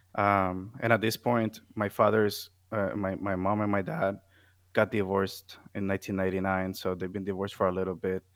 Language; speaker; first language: English; non-native, fluent; Spanish